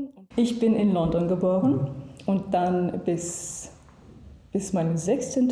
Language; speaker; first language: German; non-native, learner; English